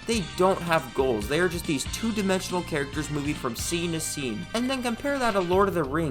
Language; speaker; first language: English; native; English